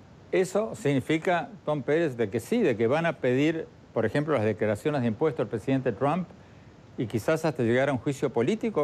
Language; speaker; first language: Spanish; native; Spanish